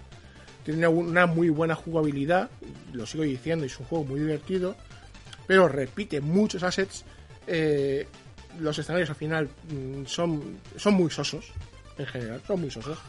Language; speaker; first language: Spanish; native; Spanish